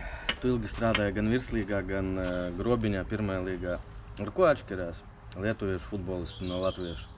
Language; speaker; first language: Latvian; native; Latvian